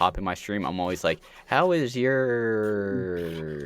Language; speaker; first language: English; native; English